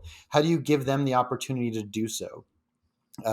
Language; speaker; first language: English; native; English